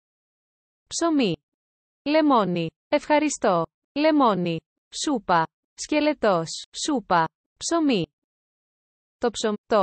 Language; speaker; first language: Greek; non-native, learner; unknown